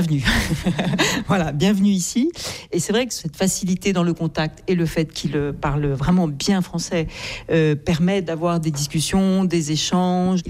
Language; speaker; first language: French; native; French